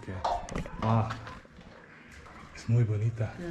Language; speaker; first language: Spanish; non-native, learner; English